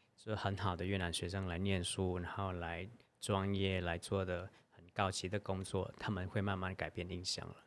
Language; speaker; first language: Chinese; non-native, fluent; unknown